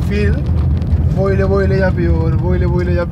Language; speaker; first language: Turkish; non-native, learner; Spanish